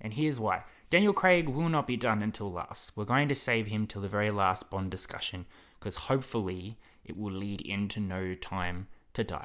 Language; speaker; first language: English; native; English